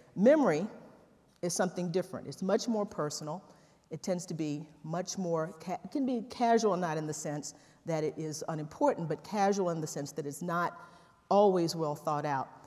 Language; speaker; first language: English; native; English